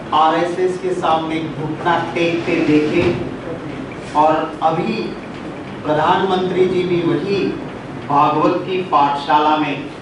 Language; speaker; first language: Hindi; non-native, local second language; Gujarati